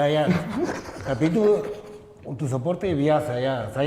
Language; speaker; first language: Indonesian; non-native, learner; Spanish